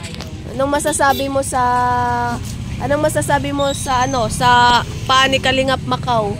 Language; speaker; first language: Filipino; non-native, local second language; Cebuano